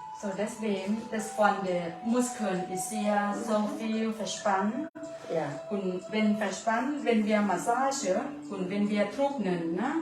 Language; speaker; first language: German; non-native, learner; Thai